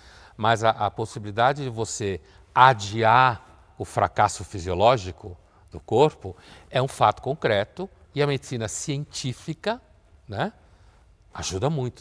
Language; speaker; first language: Portuguese; native; Portuguese